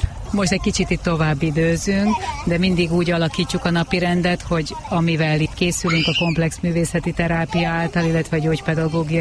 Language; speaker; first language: Hungarian; native; Hungarian